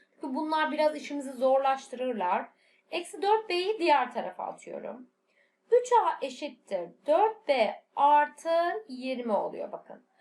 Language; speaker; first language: Turkish; native; Turkish